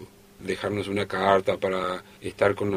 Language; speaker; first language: Spanish; native; Spanish